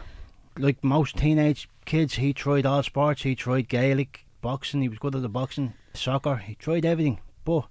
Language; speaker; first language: English; native; English